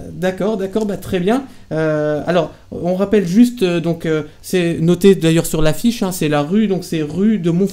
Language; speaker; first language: French; native; French